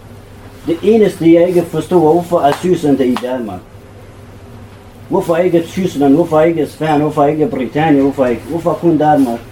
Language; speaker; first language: Danish; non-native, learner; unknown